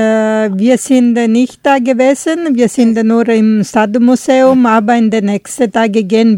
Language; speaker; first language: German; non-native, learner; Italian